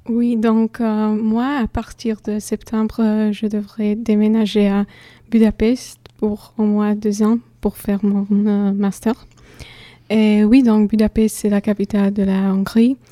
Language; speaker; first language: French; non-native, fluent; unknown